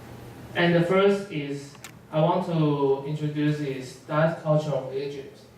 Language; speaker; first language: English; non-native, learner; Chinese